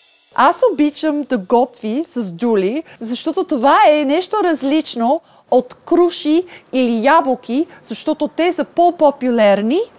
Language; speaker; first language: Bulgarian; non-native, learner; English